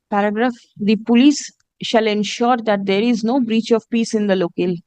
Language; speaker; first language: English; non-native, local second language; Bangla